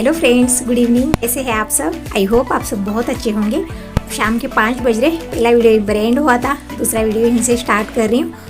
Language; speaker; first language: Hindi; non-native, local second language; Marathi